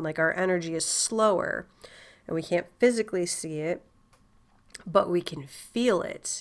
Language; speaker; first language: English; native; English